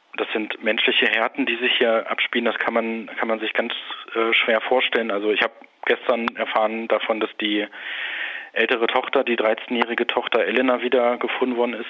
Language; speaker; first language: German; native; German